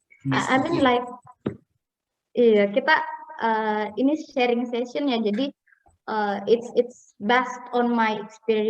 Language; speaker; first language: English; non-native, fluent; Indonesian